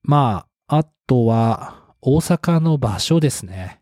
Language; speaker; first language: Japanese; non-native, fluent; English